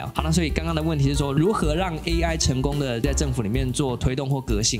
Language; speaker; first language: Chinese; native; Chinese